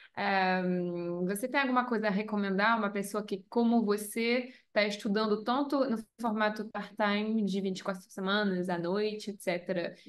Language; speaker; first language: Portuguese; non-native, fluent; French